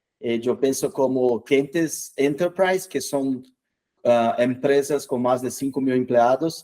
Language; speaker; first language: Spanish; non-native, fluent; Portuguese